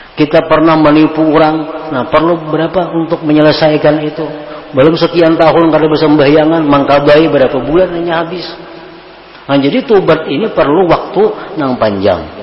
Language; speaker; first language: Indonesian; non-native, local second language; Banjar